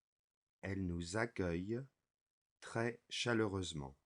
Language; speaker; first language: French; non-native, fluent; English